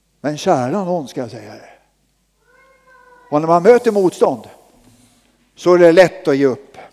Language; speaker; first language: Swedish; native; Swedish